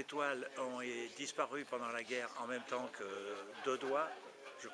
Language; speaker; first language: French; native; French